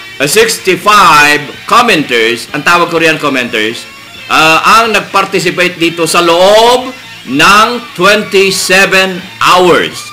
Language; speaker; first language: Filipino; native; Filipino